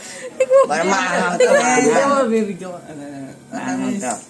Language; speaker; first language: Filipino; native; Filipino